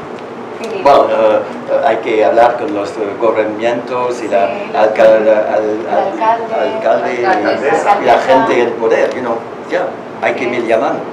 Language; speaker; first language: Spanish; non-native, learner; French